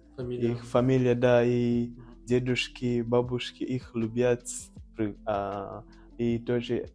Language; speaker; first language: Russian; non-native, learner; Nyanja